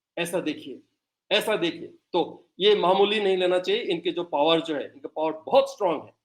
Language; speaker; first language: Hindi; non-native, local second language; Manipuri